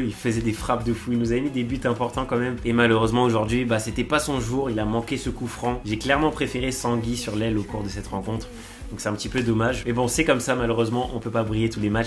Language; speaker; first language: French; native; French